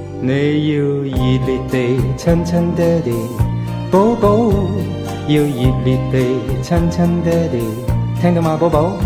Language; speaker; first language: Cantonese; native; Cantonese